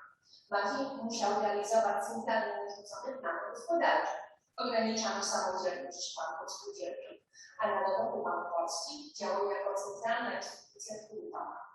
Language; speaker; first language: Polish; native; Polish